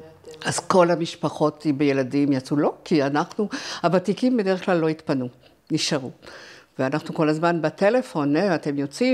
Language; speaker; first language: Hebrew; non-native, fluent; French